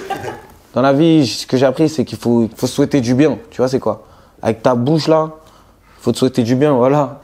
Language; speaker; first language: French; native; French